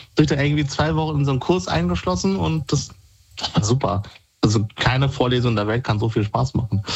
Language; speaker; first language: German; native; German